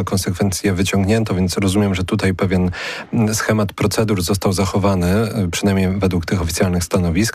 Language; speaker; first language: Polish; native; Polish